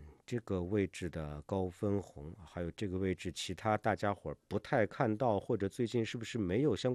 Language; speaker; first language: Chinese; native; Chinese